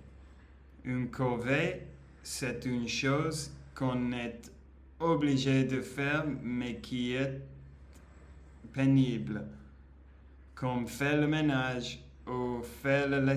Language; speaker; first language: French; non-native, learner; Spanish